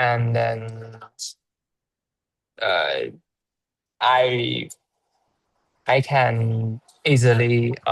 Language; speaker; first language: English; non-native, learner; Chinese